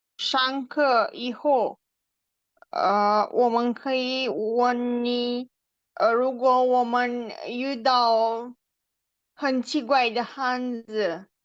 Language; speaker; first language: Chinese; non-native, learner; English